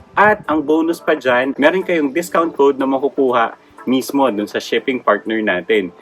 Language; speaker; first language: Filipino; native; Filipino